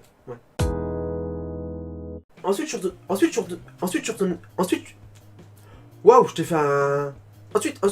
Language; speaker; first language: French; native; French